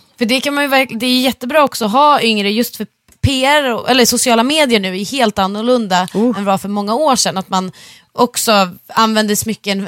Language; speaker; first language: Swedish; native; Swedish